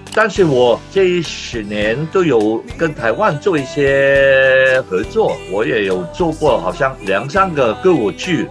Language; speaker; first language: Chinese; non-native, local second language; Cantonese